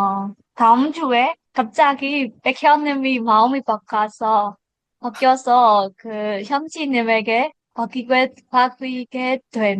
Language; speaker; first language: Korean; non-native, learner; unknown